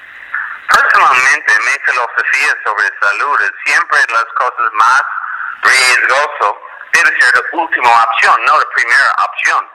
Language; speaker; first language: Spanish; non-native, fluent; English